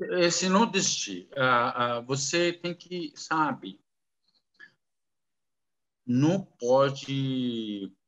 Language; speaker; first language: Portuguese; non-native, learner; Arabic